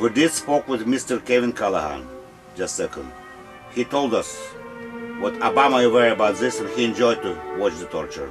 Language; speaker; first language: English; non-native, learner; Russian